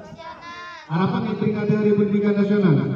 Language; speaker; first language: Indonesian; native; Indonesian